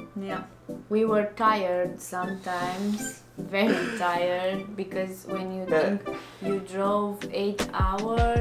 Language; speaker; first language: English; non-native, learner; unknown